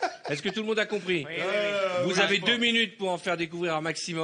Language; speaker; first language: French; native; French